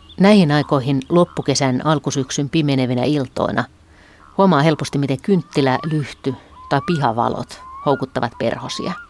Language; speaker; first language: Finnish; native; Finnish